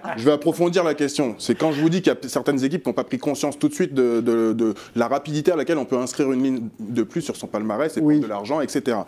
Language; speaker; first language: French; native; French